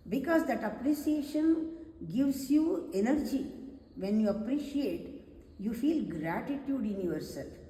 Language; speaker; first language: English; non-native, local second language; Kannada